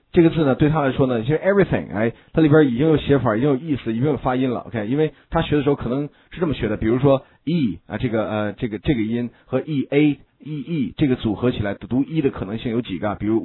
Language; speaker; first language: Chinese; native; Chinese